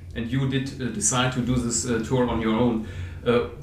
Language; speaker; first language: English; non-native, fluent; German